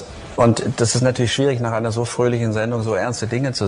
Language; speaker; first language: German; native; German